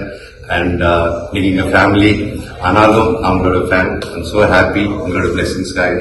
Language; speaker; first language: Tamil; non-native, local second language; Telugu